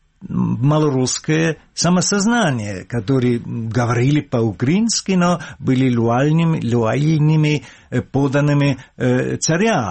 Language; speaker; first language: Ukrainian; non-native, learner; German